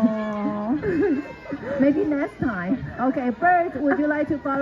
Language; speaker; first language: English; non-native, learner; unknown